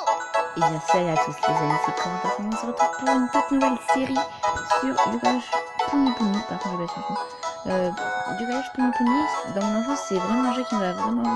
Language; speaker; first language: French; native; French